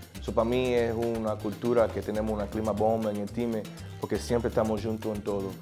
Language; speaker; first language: Portuguese; non-native, learner; Spanish